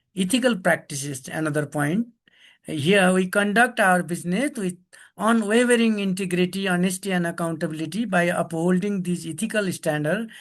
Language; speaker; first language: English; non-native, local second language; Nepali